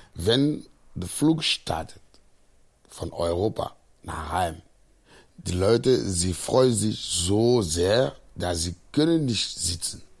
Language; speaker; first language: German; non-native, fluent; Ewe